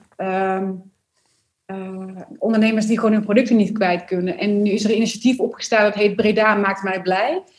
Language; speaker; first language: Dutch; native; Dutch